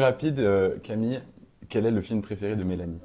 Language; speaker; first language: French; native; French